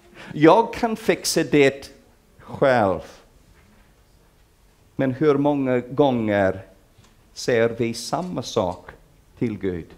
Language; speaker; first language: Swedish; non-native, fluent; English